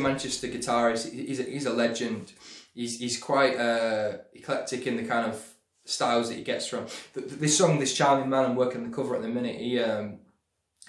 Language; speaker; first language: English; native; English